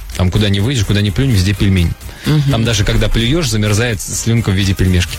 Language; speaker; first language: Russian; native; Russian